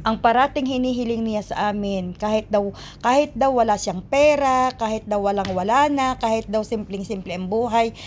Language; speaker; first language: Filipino; native; Filipino